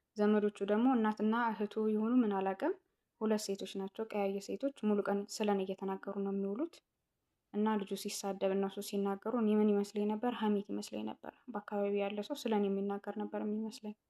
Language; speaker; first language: Amharic; non-native, local second language; Tigrinya